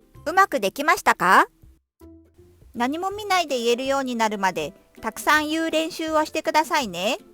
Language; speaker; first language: Japanese; non-native, fluent; Korean